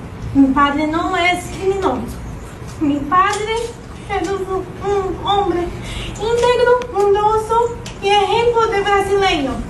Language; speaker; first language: Spanish; non-native, learner; Portuguese